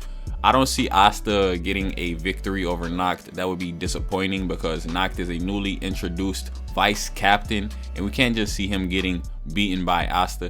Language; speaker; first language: English; native; English